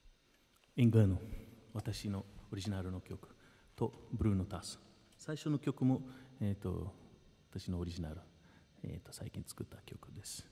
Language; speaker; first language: Japanese; non-native, fluent; Portuguese